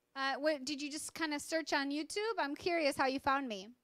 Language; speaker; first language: English; native; English